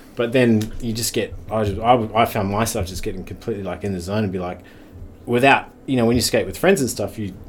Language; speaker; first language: English; native; English